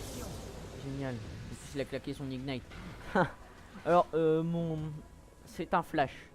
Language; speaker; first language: French; native; French